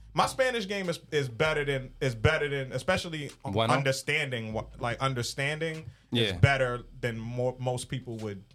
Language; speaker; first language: English; early bilingual, other home language; Spanish